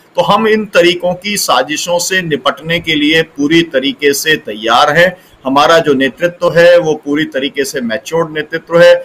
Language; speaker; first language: Hindi; native; Hindi